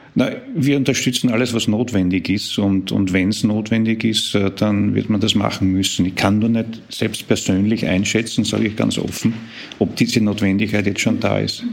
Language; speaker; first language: German; native; German